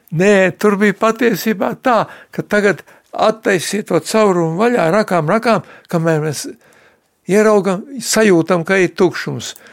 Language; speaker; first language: Latvian; native; Latvian